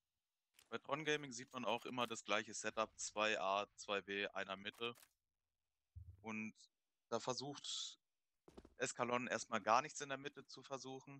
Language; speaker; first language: German; native; German